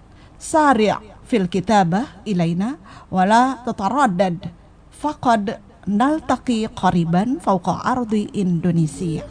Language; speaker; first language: Arabic; non-native, fluent; Indonesian